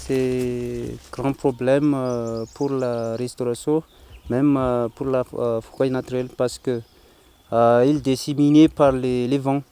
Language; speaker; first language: French; non-native, local second language; Malagasy